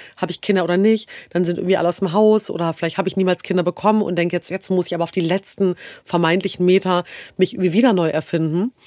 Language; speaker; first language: German; early bilingual, other home language; Kurdish